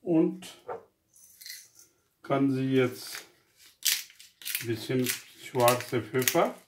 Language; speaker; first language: German; non-native, learner; Urdu